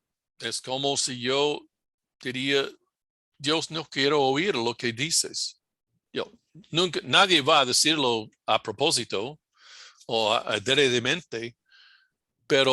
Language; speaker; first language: Spanish; non-native, fluent; English